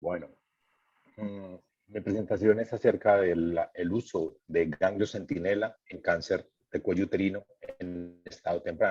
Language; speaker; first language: Spanish; native; Spanish